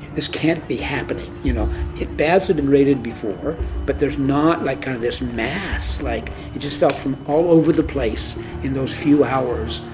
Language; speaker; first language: English; native; English